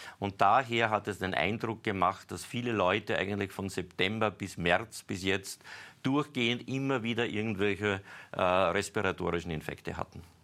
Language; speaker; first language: German; native; German